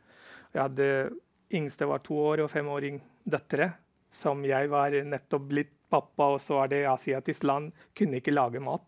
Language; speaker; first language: Norwegian; non-native, fluent; Rohingya